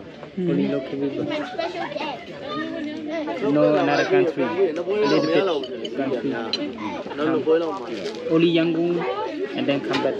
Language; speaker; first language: English; non-native, learner; Burmese